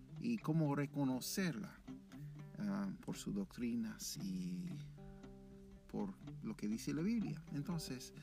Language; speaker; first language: Spanish; non-native, fluent; English